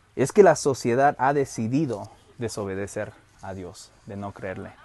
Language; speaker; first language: Spanish; early bilingual, heritage; Spanish